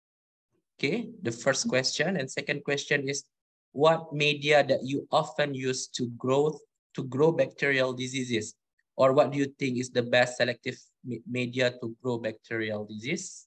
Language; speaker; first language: English; non-native, fluent; Indonesian